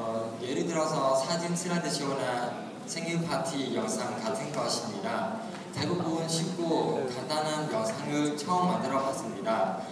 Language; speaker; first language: Korean; non-native, learner; Khmer